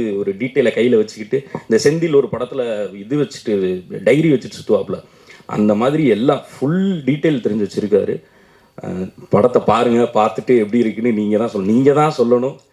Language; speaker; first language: Tamil; native; Tamil